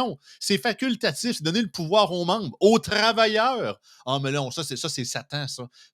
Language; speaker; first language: French; native; French